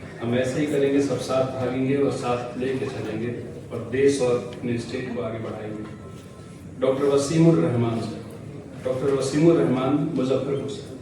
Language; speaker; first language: Hindi; non-native, local second language; Bhojpuri